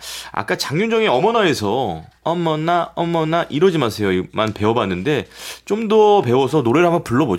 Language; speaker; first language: Korean; native; Korean